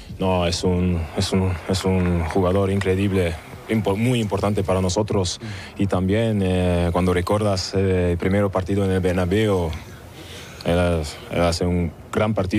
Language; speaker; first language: Spanish; non-native, fluent; German